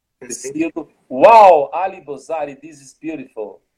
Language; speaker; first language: English; non-native, fluent; Portuguese